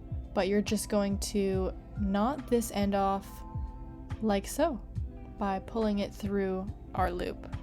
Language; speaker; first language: English; native; English